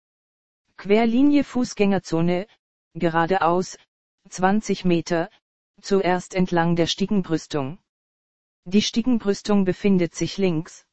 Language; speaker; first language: German; native; German